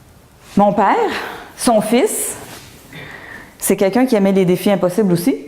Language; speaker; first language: French; native; French